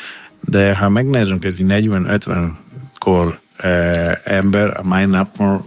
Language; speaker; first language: Hungarian; non-native, fluent; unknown